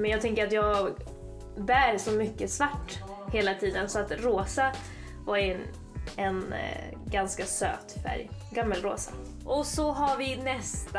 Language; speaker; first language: Swedish; native; Swedish